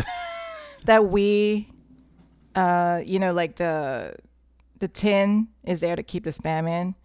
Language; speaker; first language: English; non-native, local second language; Cantonese